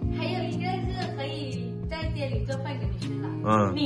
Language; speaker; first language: Chinese; non-native, fluent; Thai